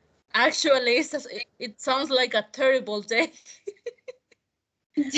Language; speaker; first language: English; non-native, fluent; Spanish